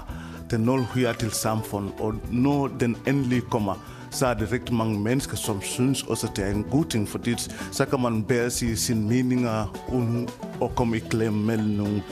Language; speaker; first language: Danish; non-native, fluent; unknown